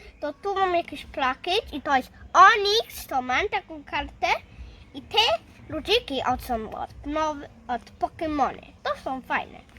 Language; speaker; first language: Polish; early bilingual, heritage; Polish